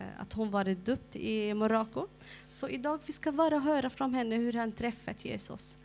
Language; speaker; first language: Swedish; non-native, learner; Arabic